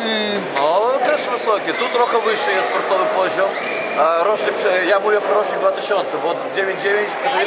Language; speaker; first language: Polish; non-native, learner; Russian